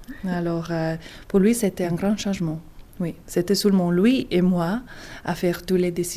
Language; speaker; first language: French; non-native, fluent; Italian